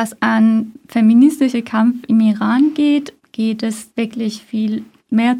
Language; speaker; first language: German; non-native, fluent; Persian